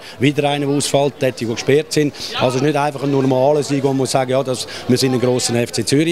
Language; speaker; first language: German; native; German